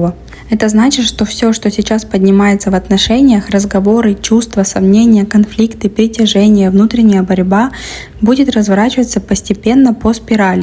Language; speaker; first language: Russian; native; Russian